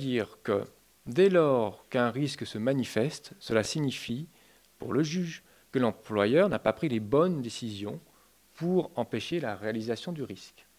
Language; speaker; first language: French; native; French